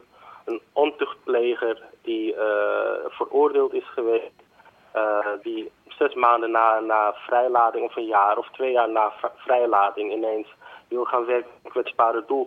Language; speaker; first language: Dutch; native; Dutch